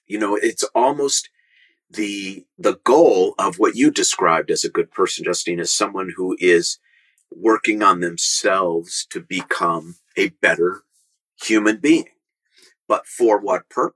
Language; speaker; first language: English; native; English